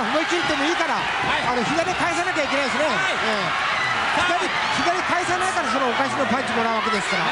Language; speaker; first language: Japanese; native; Japanese